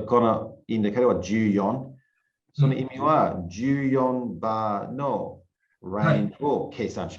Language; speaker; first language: Japanese; non-native, learner; English